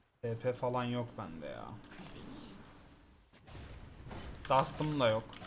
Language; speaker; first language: Turkish; native; Turkish